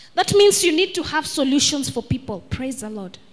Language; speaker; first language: English; non-native, local second language; Swahili